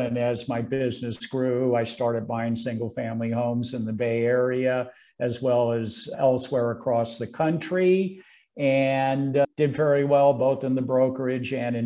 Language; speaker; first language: English; native; English